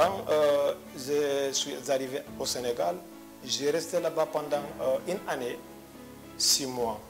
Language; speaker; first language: French; non-native, local second language; Fula